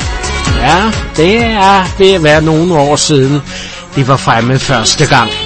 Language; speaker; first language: Danish; native; Danish